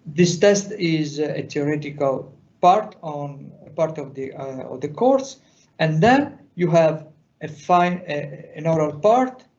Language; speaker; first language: English; non-native, fluent; Italian